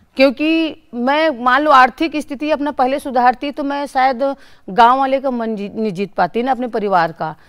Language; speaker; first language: Hindi; native; Hindi